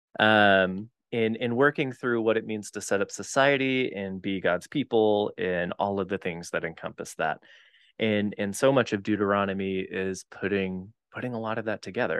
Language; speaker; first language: English; native; English